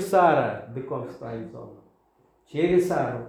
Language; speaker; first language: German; non-native, learner; Russian